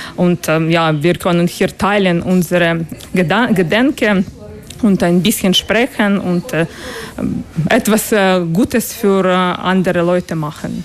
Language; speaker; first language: German; non-native, learner; Ukrainian